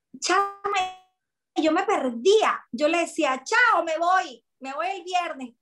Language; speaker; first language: Spanish; native; Spanish